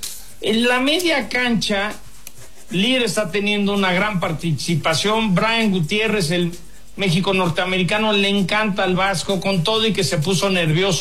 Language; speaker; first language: Spanish; native; Spanish